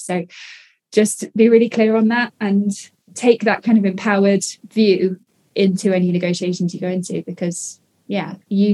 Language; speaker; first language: English; native; English